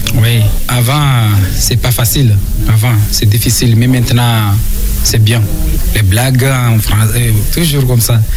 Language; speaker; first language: French; non-native, learner; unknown